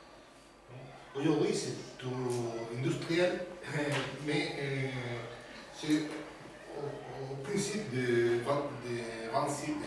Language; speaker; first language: French; non-native, learner; Spanish